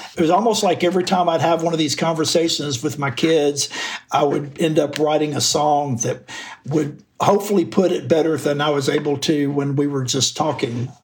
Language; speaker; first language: English; native; English